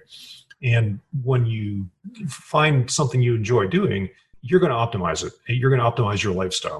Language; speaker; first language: English; native; English